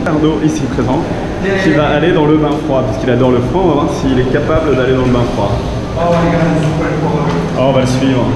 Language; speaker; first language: French; native; French